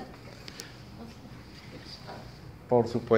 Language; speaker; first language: Spanish; non-native, learner; English